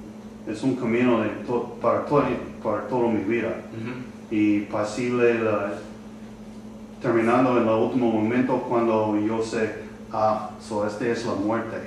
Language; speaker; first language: Spanish; non-native, learner; English